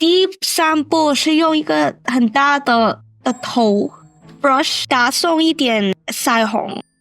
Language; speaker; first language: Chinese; non-native, learner; English